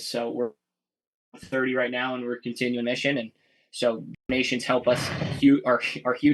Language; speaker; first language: English; native; English